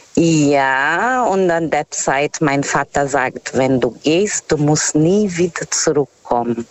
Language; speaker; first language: German; non-native, fluent; Portuguese